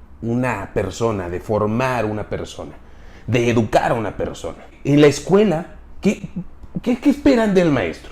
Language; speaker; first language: Spanish; native; Spanish